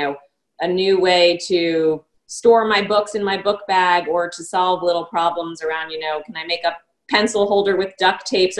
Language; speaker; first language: English; native; English